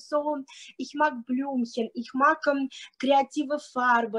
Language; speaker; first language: German; non-native, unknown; Russian